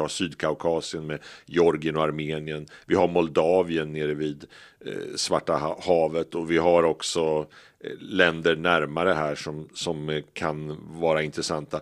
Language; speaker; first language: Swedish; native; Swedish